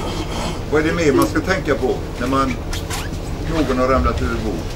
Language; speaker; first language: Swedish; native; Swedish